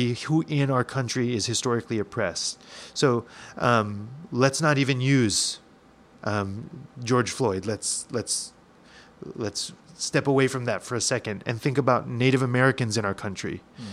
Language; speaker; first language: English; native; English